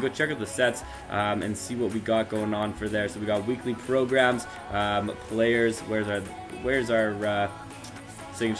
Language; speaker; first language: English; native; English